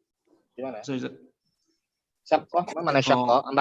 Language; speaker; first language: Indonesian; native; Indonesian